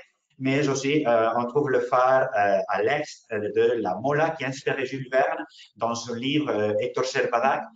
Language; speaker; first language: French; non-native, fluent; Spanish